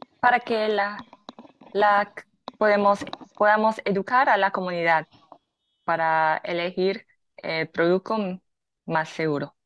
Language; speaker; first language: Spanish; non-native, fluent; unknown